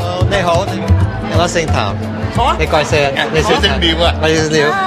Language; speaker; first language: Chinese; early bilingual, heritage; Chinese